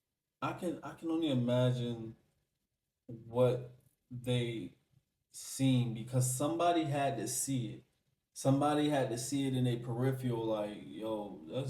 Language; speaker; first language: English; native; English